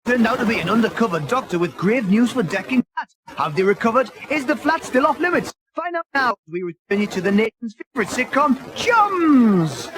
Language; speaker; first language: English; native; English